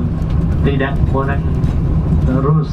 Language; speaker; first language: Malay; non-native, learner; Vietnamese